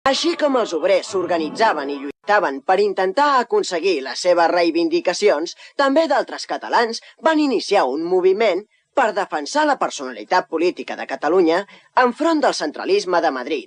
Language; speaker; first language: Catalan; native; Catalan